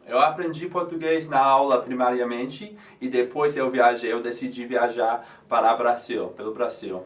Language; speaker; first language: Portuguese; non-native, fluent; English